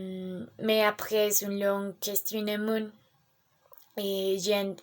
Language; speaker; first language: French; non-native, learner; Spanish